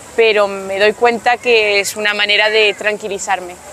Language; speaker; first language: Spanish; non-native, fluent; French